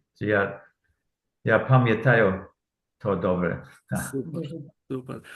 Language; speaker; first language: Polish; non-native, learner; Ukrainian